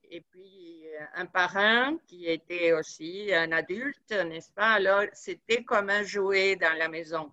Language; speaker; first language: French; non-native, fluent; Spanish